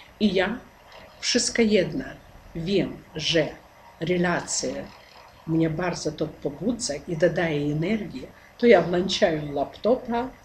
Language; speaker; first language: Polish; non-native, learner; Ukrainian